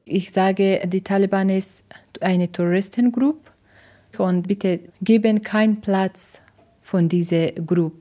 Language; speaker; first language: German; non-native, learner; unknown